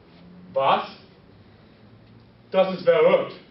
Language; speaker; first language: German; non-native, learner; English